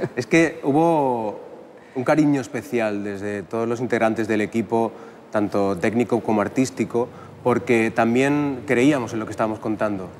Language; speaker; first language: Spanish; native; Spanish